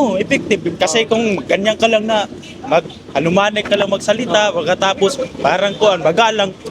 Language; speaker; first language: Filipino; non-native, local second language; Cebuano